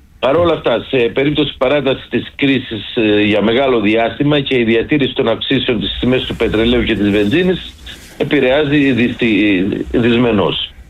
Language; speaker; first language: Greek; native; Greek